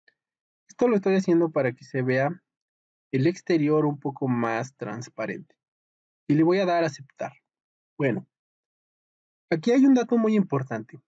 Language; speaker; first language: Spanish; native; Spanish